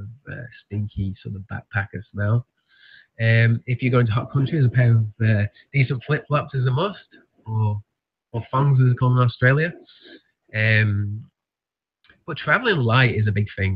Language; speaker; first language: English; native; English